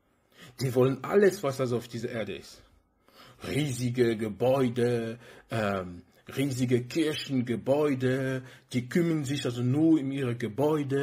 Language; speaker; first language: German; non-native, fluent; French